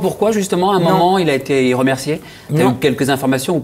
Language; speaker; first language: French; native; French